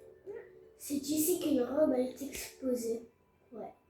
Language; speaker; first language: French; native; French